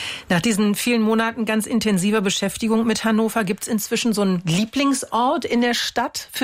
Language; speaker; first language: German; native; German